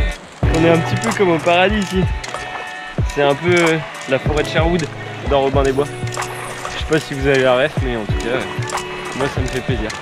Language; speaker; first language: French; native; French